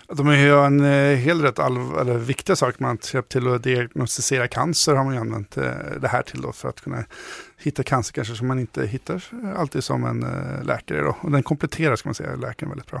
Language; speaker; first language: Swedish; native; Swedish